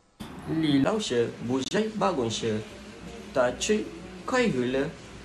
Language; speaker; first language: Chinese; non-native, learner; Malay